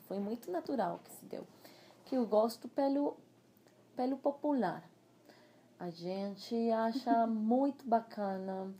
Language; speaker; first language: Portuguese; non-native, fluent; Spanish